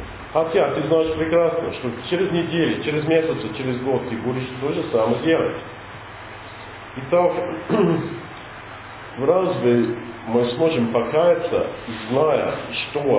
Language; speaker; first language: Russian; non-native, learner; English